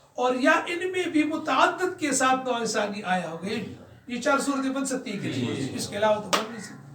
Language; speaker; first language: Urdu; non-native, local second language; Pashto